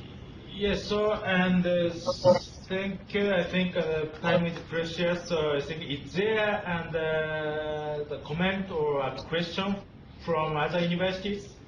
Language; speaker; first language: English; non-native, fluent; Japanese